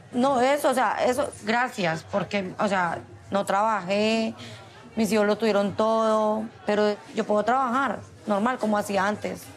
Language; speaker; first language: Spanish; native; Spanish